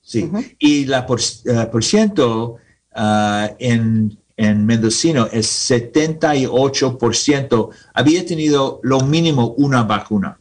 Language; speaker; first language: Spanish; non-native, learner; English